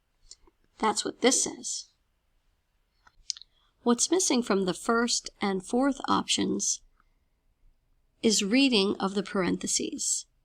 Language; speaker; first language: English; native; English